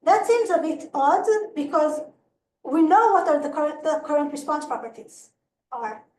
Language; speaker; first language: English; non-native, fluent; Hebrew